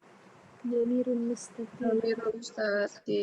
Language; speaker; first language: Arabic; non-native, learner; Indonesian